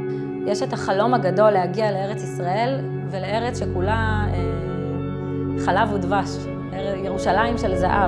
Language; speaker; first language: Hebrew; native; Hebrew